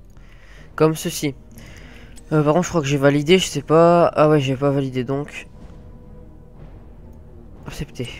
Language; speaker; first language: French; native; French